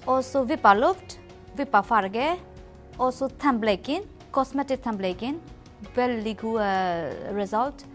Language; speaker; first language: Norwegian; non-native, learner; Burmese